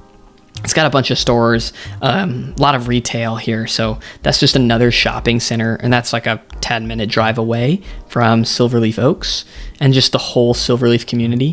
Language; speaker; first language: English; native; English